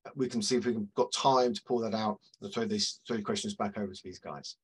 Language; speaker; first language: English; native; English